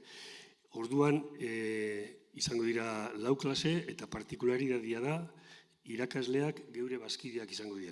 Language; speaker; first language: Basque; native; Basque